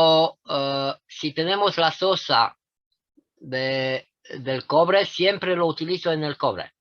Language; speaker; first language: Spanish; non-native, fluent; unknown